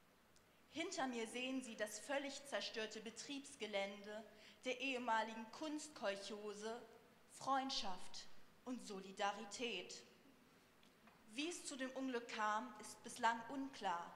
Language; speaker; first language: German; native; German